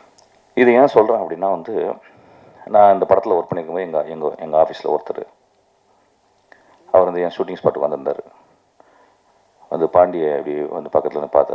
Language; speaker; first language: Tamil; native; Tamil